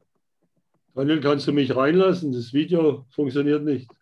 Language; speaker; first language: German; native; German